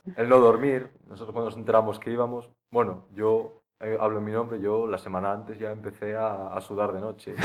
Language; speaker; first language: Spanish; native; Spanish